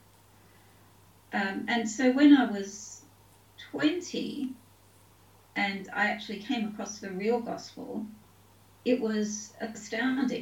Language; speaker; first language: English; native; English